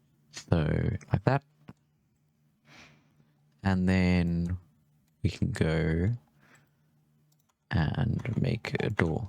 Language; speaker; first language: English; native; English